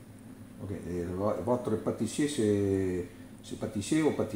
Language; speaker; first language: French; non-native, learner; Italian